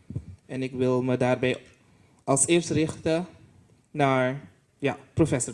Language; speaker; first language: Dutch; native; Dutch